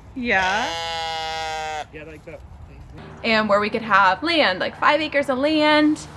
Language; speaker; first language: English; native; English